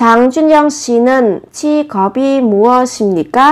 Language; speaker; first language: Korean; non-native, fluent; Vietnamese